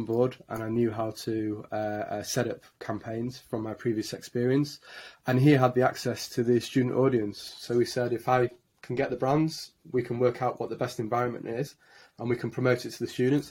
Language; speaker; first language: English; native; English